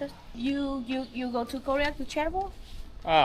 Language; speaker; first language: English; non-native, learner; Vietnamese